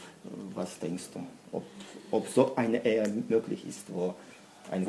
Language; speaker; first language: German; non-native, fluent; Russian